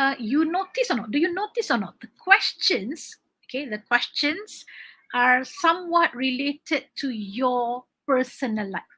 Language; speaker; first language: English; non-native, local second language; Malay